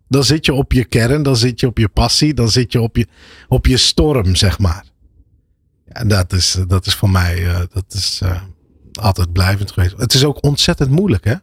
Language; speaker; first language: Dutch; early bilingual, other home language; Arabic